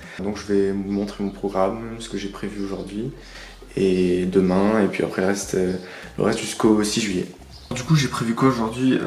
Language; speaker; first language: French; native; French